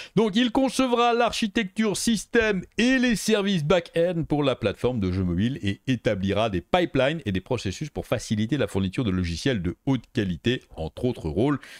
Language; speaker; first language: French; native; French